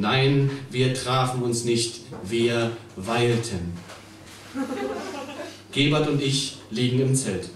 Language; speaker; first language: German; native; German